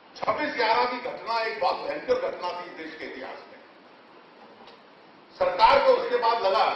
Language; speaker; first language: Hindi; native; Hindi